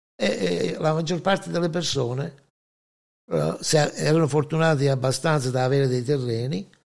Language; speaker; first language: Italian; native; Italian